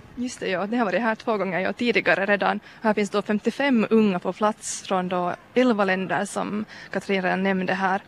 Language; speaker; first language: Swedish; native; Swedish